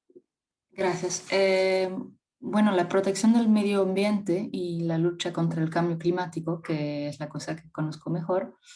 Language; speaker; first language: Spanish; non-native, fluent; French